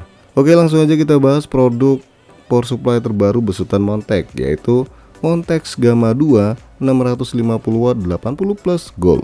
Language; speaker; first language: Indonesian; native; Indonesian